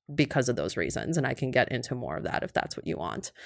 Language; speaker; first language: English; early bilingual, other home language; Russian